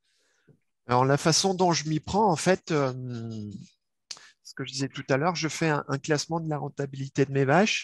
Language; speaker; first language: French; native; French